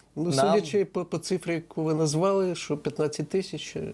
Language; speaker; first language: Ukrainian; native; Ukrainian